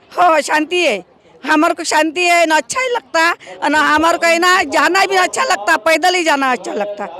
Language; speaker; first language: Hindi; non-native, local second language; Marathi